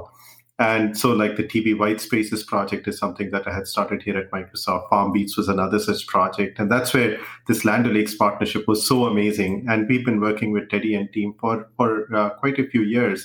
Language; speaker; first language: English; non-native, local second language; Hindi